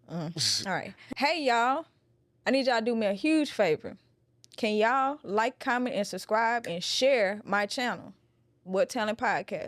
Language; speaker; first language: English; native; English